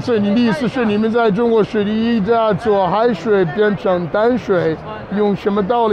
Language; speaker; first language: Chinese; non-native, fluent; English